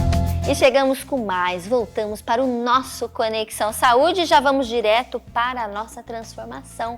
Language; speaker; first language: Portuguese; native; Portuguese